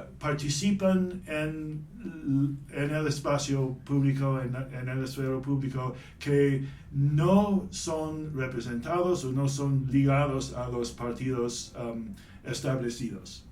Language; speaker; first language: Spanish; non-native, fluent; English